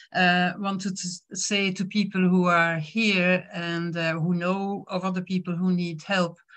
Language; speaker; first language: English; non-native, fluent; French